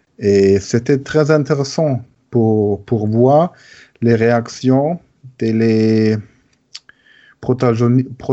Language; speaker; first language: French; non-native, learner; German